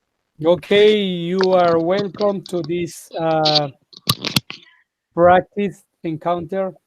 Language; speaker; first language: English; non-native, fluent; Spanish